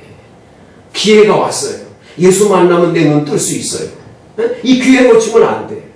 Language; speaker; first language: Korean; native; Korean